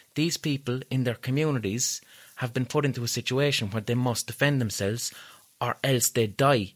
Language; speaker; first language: English; native; English